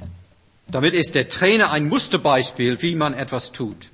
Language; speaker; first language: German; non-native, fluent; English